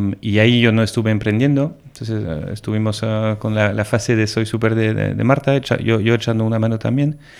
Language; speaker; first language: Spanish; non-native, fluent; French